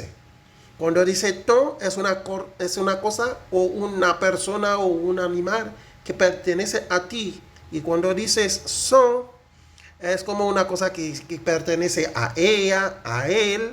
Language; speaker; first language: Spanish; non-native, fluent; Haitian Creole